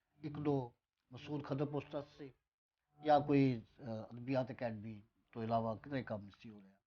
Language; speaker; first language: Punjabi; native; Punjabi